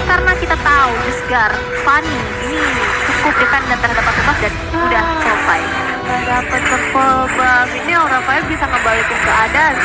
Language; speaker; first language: Indonesian; native; Indonesian